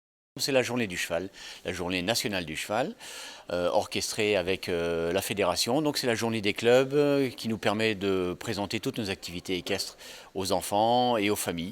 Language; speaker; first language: French; native; French